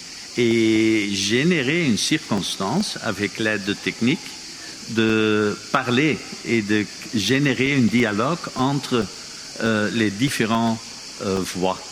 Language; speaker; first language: French; non-native, fluent; Dutch